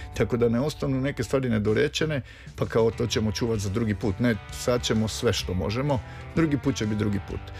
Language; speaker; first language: Serbian; native; Serbian